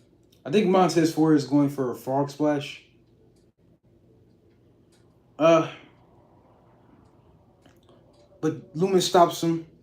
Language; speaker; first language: English; native; English